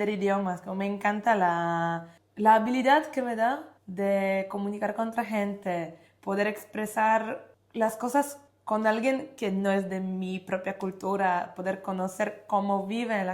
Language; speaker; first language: Spanish; non-native, fluent; Polish